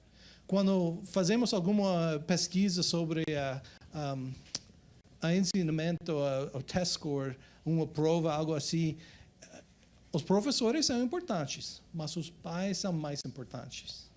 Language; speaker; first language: Portuguese; non-native, fluent; English